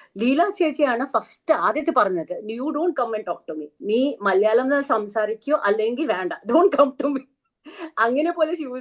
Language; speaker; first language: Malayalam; non-native, learner; Telugu